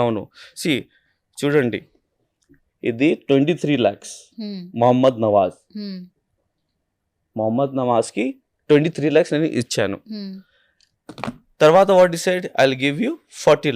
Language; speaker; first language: Telugu; non-native, local second language; Urdu